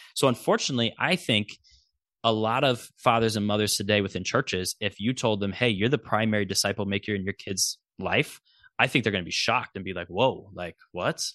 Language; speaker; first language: English; native; English